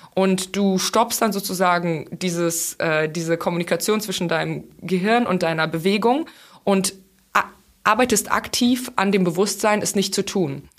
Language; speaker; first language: German; non-native, fluent; Russian